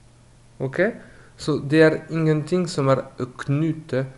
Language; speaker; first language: Norwegian; non-native, fluent; French